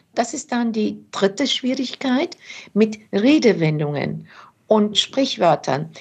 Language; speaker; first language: German; early bilingual, other home language; Turkish